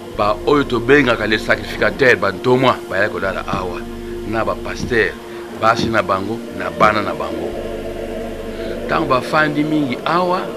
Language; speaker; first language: Lingala; non-native, local second language; Kongo